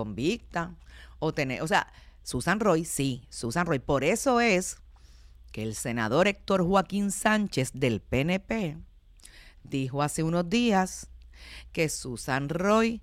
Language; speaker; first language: Spanish; native; Spanish